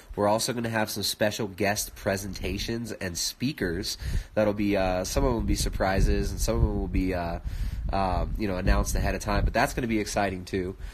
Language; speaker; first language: English; native; English